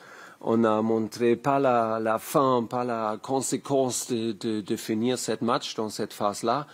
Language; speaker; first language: French; non-native, learner; German